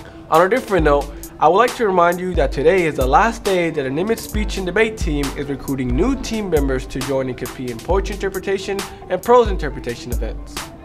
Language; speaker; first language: English; native; English